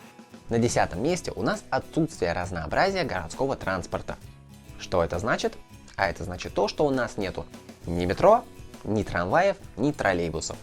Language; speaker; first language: Russian; native; Russian